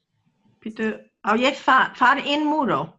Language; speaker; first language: Icelandic; non-native, learner; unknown